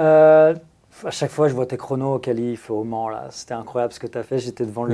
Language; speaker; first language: French; native; French